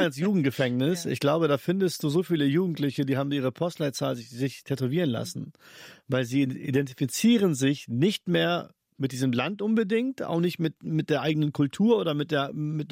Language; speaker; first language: German; early bilingual, other home language; Albanian